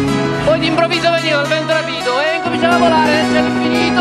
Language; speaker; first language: Italian; non-native, learner; Chinese